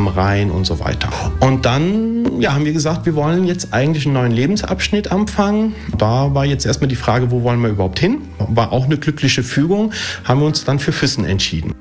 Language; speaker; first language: German; early bilingual, other home language; Italian